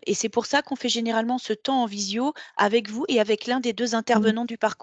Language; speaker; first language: French; native; French